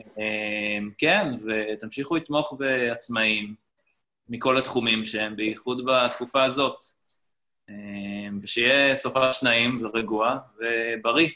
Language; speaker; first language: Hebrew; native; Hebrew